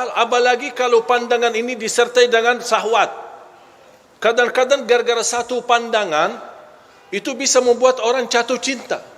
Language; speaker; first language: Malay; non-native, fluent; Arabic